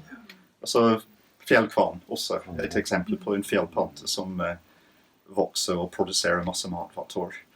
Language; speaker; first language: Norwegian; non-native, fluent; English